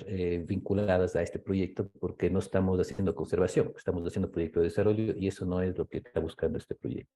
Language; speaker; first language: Spanish; native; Spanish